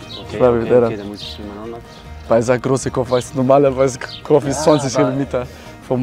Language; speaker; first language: German; non-native, learner; Spanish